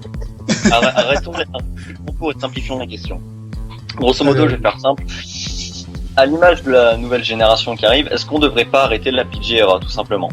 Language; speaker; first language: French; native; French